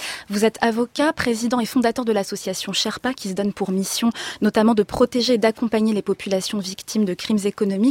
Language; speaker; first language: French; native; French